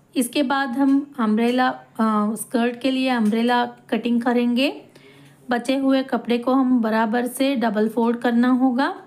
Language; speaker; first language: Hindi; non-native, local second language; Kannada